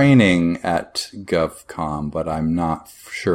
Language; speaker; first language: English; native; English